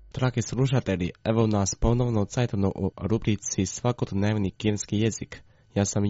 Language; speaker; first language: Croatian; non-native, fluent; Chinese